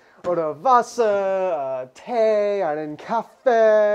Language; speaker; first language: German; non-native, learner; English